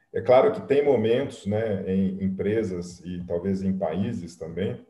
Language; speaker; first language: Portuguese; native; Portuguese